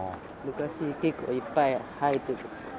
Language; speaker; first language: Japanese; non-native, learner; Chinese